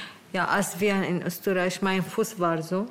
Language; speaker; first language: German; non-native, learner; Arabic